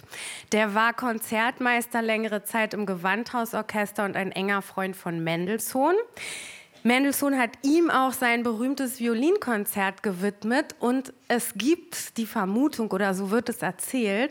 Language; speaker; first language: German; native; German